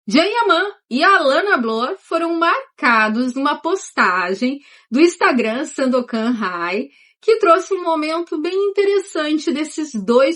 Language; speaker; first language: Portuguese; native; Portuguese